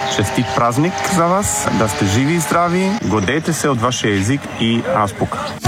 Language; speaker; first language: Bulgarian; non-native, fluent; German